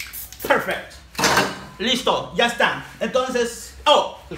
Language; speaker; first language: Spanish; native; Spanish